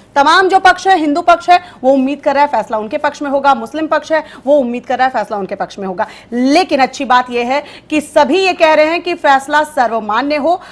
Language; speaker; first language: Hindi; native; Hindi